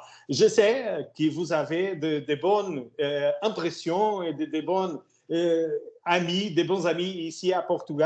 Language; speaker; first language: French; non-native, learner; Portuguese